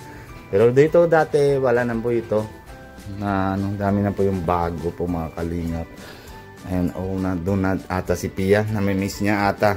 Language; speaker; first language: Filipino; non-native, fluent; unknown